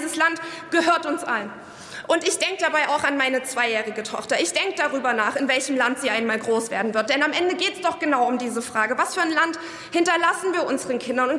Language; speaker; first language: German; early bilingual, other home language; Arabic